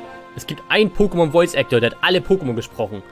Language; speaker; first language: German; native; German